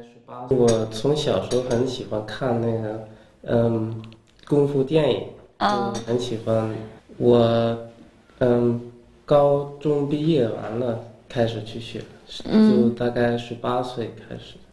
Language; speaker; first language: Chinese; early bilingual, heritage; Chinese